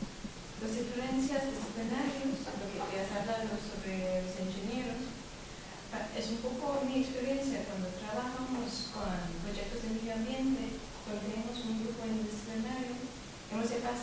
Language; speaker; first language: Spanish; non-native, fluent; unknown